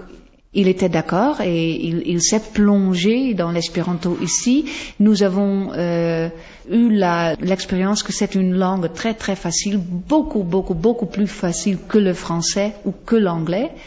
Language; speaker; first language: French; non-native, fluent; Western Frisian